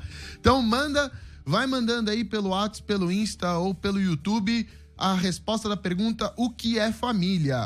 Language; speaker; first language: Portuguese; native; Portuguese